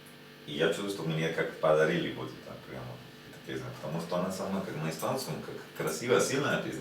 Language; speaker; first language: Russian; non-native, learner; Spanish